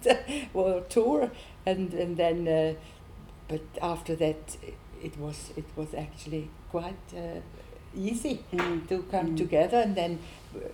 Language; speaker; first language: English; non-native, learner; Swiss German